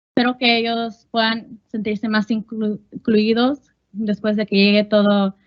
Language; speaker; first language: Spanish; early bilingual, other home language; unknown